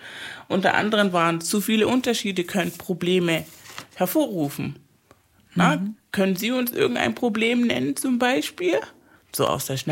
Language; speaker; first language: German; non-native, fluent; Spanish